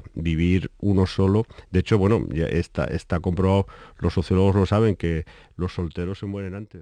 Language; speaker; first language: Spanish; native; Spanish